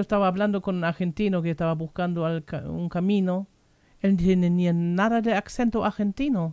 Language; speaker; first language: Spanish; non-native, fluent; German